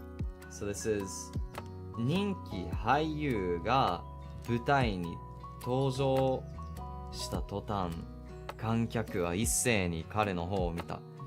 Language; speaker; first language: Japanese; non-native, learner; English